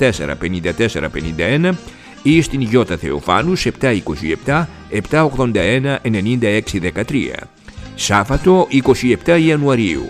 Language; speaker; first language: Greek; native; Greek